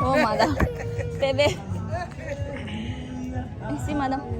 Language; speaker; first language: French; non-native, learner; Kazakh